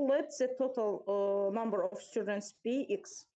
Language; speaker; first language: English; non-native, fluent; Azerbaijani